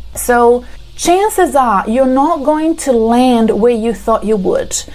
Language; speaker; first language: English; non-native, fluent; Portuguese